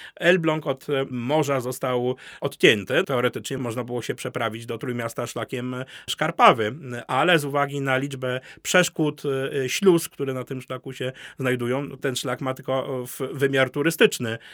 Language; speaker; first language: Polish; native; Polish